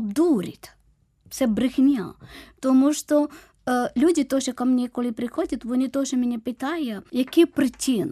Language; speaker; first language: Ukrainian; non-native, fluent; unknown